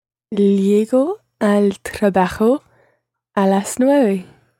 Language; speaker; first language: Spanish; non-native, learner; English